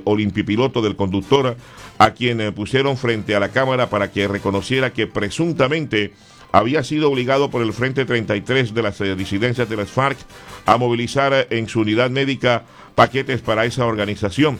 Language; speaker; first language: Spanish; native; Spanish